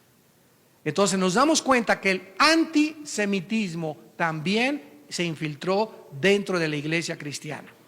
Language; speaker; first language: Spanish; native; Spanish